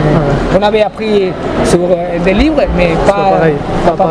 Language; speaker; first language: French; non-native, fluent; Spanish